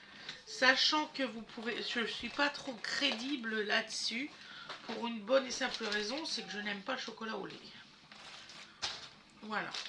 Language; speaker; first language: French; native; French